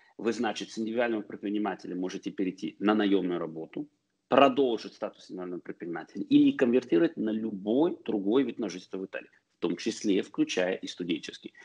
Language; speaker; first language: Russian; early bilingual, heritage; Russian